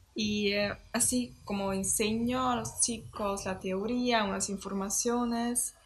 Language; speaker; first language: Spanish; non-native, fluent; German